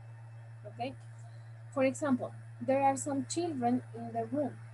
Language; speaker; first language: English; non-native, fluent; Spanish